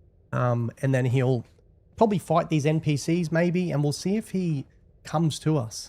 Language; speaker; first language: English; native; English